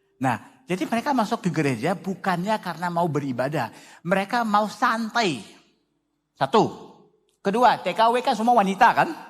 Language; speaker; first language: Indonesian; non-native, fluent; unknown